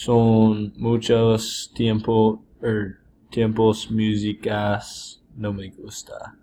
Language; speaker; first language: Spanish; non-native, learner; English